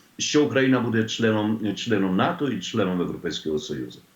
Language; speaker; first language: Ukrainian; non-native, learner; Polish